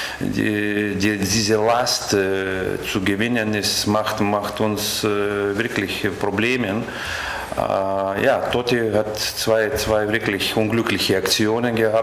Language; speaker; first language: German; non-native, learner; Lithuanian